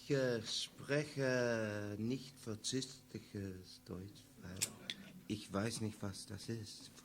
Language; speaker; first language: German; non-native, learner; English